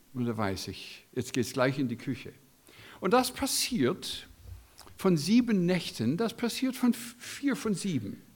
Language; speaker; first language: German; non-native, fluent; English